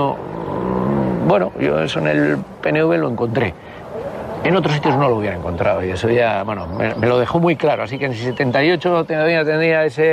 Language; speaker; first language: Spanish; native; Spanish